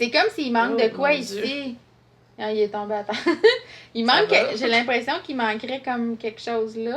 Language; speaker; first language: French; native; French